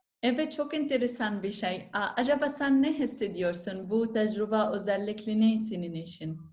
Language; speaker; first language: Turkish; non-native, learner; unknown